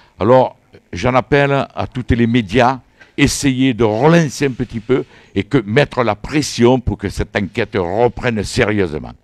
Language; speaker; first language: French; native; French